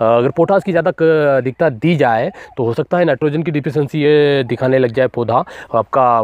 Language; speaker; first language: Hindi; native; Hindi